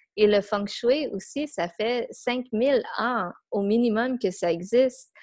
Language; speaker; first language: French; non-native, fluent; English